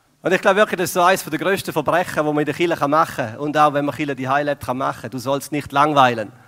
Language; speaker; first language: German; native; German